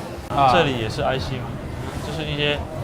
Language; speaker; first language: Chinese; native; Chinese